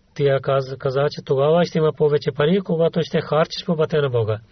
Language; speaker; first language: Bulgarian; non-native, learner; Urdu